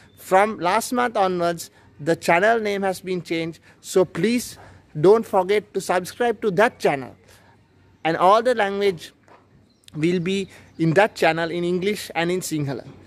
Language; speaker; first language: English; non-native, local second language; Sinhala